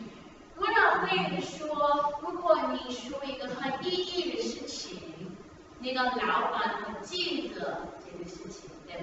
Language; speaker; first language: Chinese; non-native, fluent; English